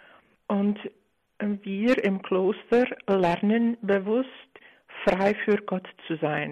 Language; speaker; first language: German; non-native, fluent; Czech